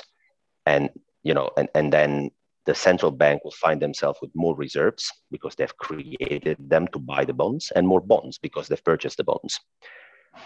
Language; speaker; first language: English; non-native, fluent; Italian